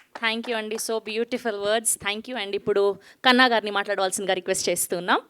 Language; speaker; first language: Telugu; native; Telugu